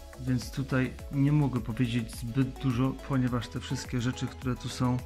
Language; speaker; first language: Polish; native; Polish